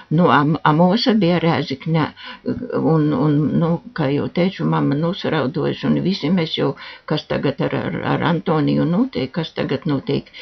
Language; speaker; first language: Latvian; native; Latvian